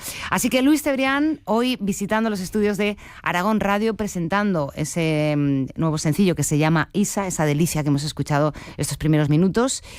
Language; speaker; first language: Spanish; native; Spanish